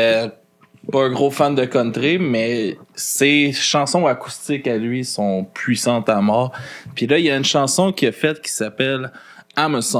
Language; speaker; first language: French; native; French